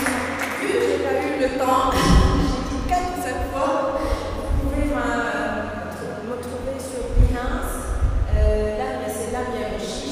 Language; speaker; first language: French; non-native, local second language; Arabic